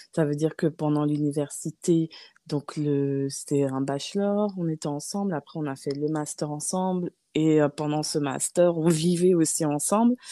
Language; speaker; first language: French; native; French